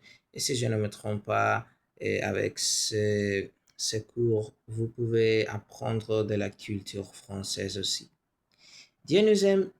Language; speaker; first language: French; non-native, learner; Spanish